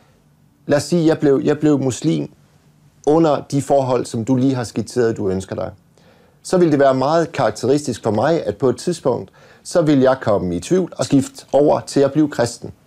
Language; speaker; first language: Danish; native; Danish